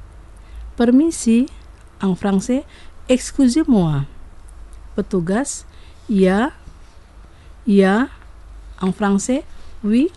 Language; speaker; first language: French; non-native, fluent; Indonesian